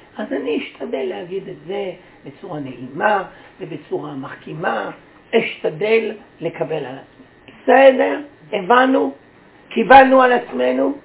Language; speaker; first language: Hebrew; native; Hebrew